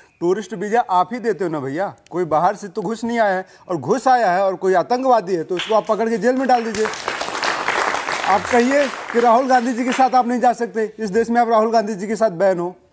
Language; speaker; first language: Hindi; native; Hindi